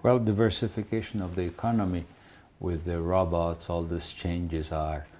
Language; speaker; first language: English; non-native, fluent; Mongolian